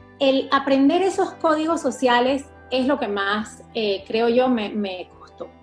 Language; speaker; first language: Spanish; native; Spanish